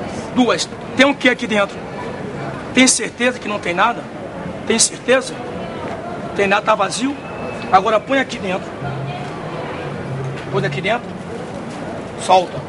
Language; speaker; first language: Portuguese; native; Portuguese